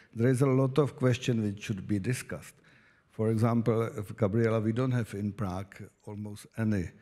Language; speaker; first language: English; non-native, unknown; Czech